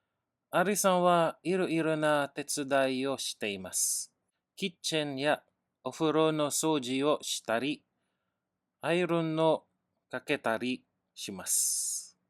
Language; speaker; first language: Japanese; non-native, learner; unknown